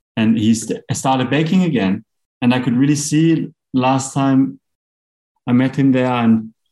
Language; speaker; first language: English; non-native, fluent; German